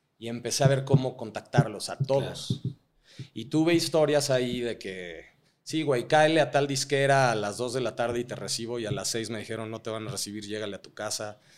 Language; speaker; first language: Spanish; native; Spanish